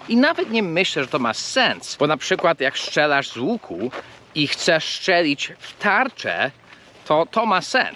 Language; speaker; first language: Polish; early bilingual, heritage; English